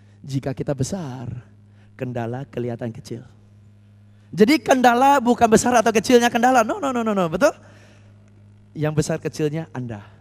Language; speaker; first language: Indonesian; non-native, fluent; English